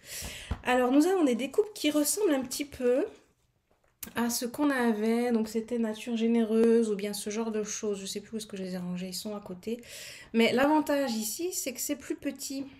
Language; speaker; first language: French; native; French